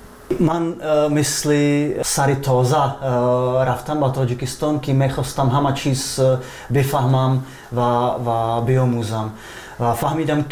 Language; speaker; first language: Tajik; non-native, fluent; Czech